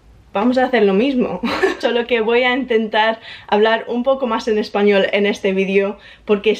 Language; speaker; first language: Spanish; early bilingual, heritage; English